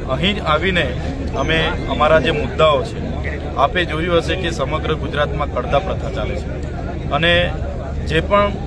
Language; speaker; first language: Gujarati; non-native, local second language; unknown